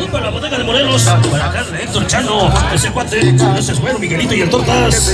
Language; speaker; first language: Spanish; native; Spanish